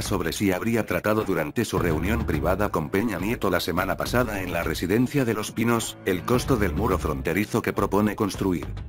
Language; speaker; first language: Spanish; native; Spanish